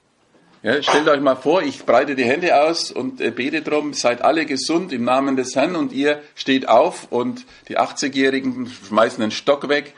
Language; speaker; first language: German; native; German